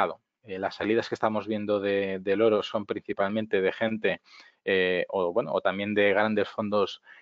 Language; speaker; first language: Spanish; native; Spanish